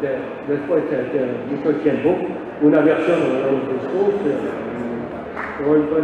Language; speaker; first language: Spanish; non-native, learner; French